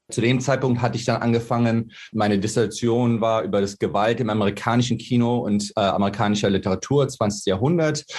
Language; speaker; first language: German; native; German